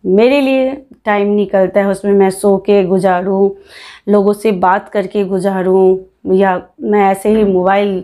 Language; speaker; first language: Hindi; native; Hindi